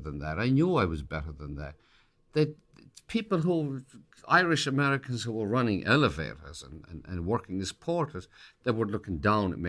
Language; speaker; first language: English; native; English